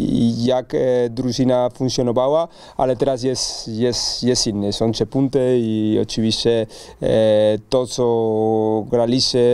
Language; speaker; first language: Polish; non-native, learner; Spanish